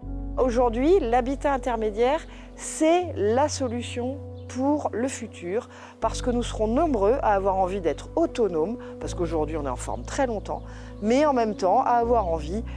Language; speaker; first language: French; native; French